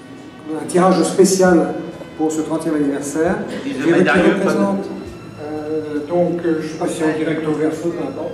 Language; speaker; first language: French; native; French